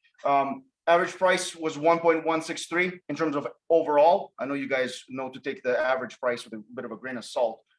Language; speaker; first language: English; native; English